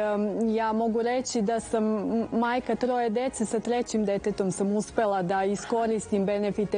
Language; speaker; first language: Serbian; native; Serbian